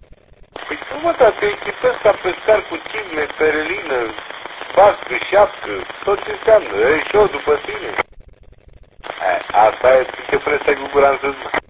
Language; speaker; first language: Romanian; native; Romanian